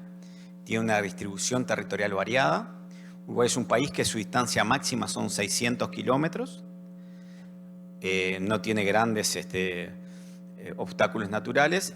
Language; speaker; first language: Spanish; native; Spanish